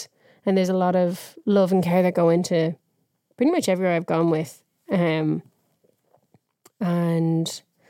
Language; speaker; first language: English; native; English